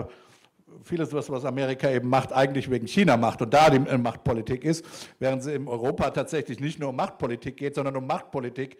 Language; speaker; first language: German; native; German